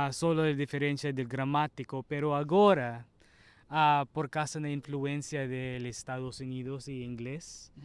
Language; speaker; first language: Spanish; non-native, learner; Chavacano